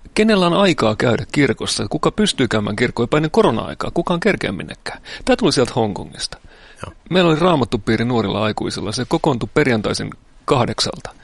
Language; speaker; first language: Finnish; native; Finnish